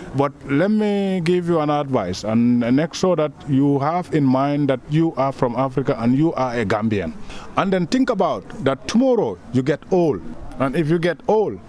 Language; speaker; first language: English; non-native, local second language; Wolof